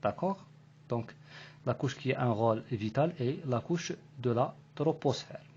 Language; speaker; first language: French; non-native, local second language; Arabic